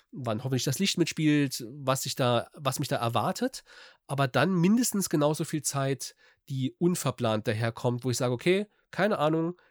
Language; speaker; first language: German; native; German